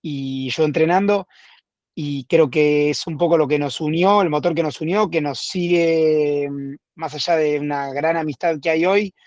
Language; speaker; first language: Spanish; native; Spanish